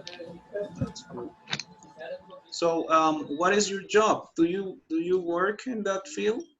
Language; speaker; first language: English; non-native, fluent; Spanish